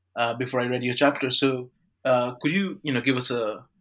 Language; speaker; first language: English; non-native, local second language; Bangla